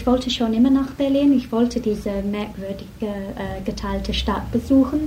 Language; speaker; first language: German; non-native, fluent; English